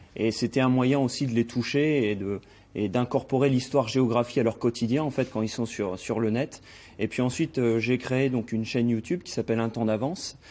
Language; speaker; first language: French; native; French